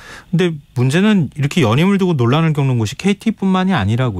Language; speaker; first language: Korean; native; Korean